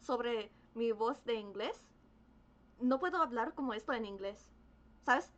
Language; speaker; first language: Spanish; early bilingual, other home language; English